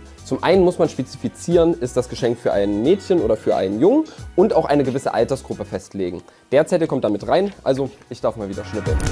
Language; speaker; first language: German; native; German